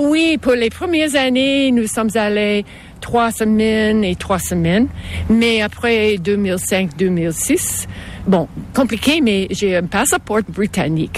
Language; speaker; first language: French; non-native, fluent; English